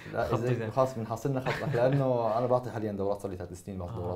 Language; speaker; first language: Arabic; native; Arabic